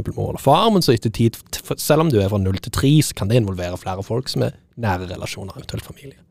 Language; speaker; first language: Norwegian; native; Norwegian